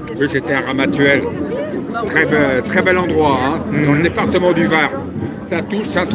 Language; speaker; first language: French; native; French